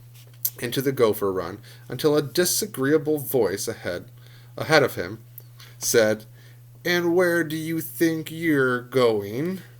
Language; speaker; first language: English; native; English